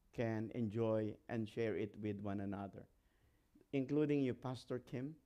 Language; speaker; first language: English; non-native, local second language; Filipino